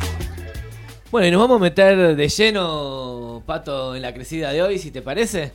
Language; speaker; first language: Spanish; native; Spanish